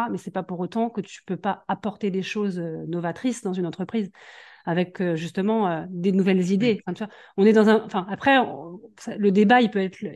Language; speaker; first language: French; native; French